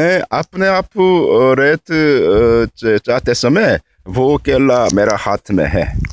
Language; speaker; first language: Hindi; non-native, learner; Korean